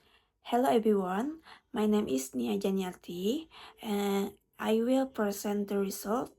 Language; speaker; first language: English; non-native, learner; Indonesian